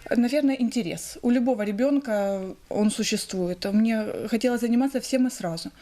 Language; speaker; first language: Russian; native; Russian